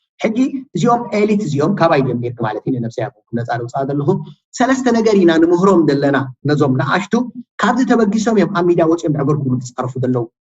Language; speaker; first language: Tigrinya; native; Tigrinya